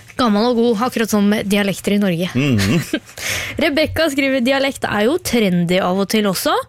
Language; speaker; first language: Norwegian; native; Norwegian